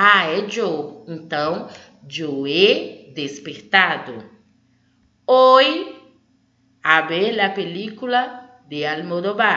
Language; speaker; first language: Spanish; non-native, learner; Portuguese